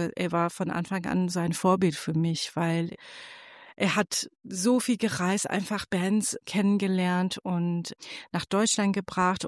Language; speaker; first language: German; non-native, fluent; Persian